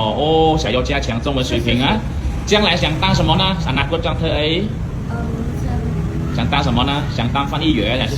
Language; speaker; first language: Chinese; non-native, fluent; Khmer